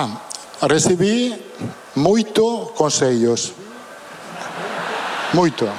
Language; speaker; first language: Portuguese; non-native, fluent; Italian